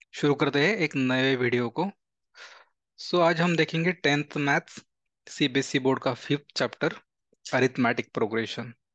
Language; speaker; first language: Hindi; non-native, local second language; Marathi